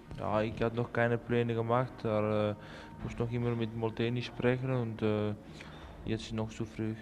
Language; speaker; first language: German; non-native, learner; Dutch